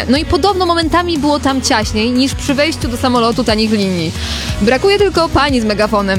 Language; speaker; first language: Polish; native; Polish